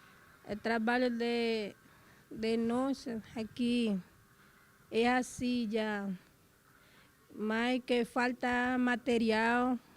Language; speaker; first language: Portuguese; non-native, learner; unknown